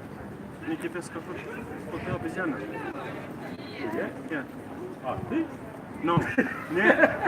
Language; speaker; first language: Russian; non-native, learner; Estonian